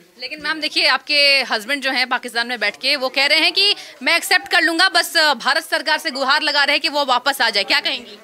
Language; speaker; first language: Hindi; native; Hindi